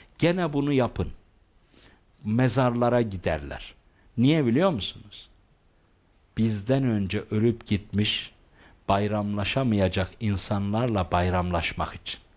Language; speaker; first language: Turkish; native; Turkish